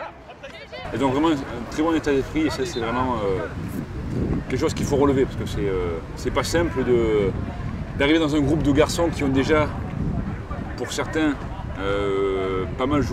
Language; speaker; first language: French; native; French